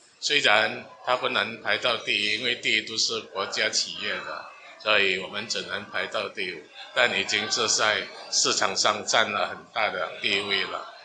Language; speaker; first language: Chinese; non-native, fluent; Min Nan Chinese